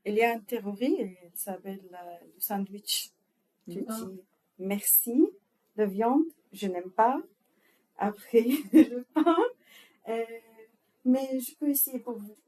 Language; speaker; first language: French; non-native, learner; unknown